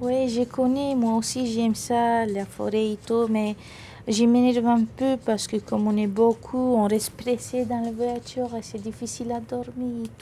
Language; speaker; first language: French; non-native, fluent; Romanian